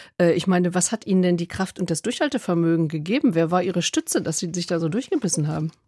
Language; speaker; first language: German; native; German